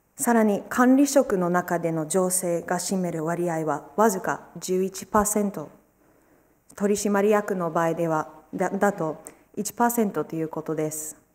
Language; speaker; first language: Japanese; non-native, fluent; English